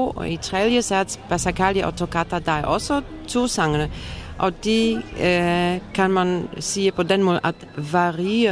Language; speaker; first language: Danish; non-native, fluent; Polish